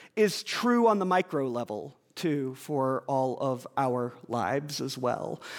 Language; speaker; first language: English; native; English